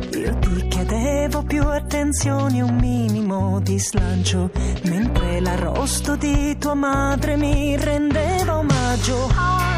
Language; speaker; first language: Italian; native; Italian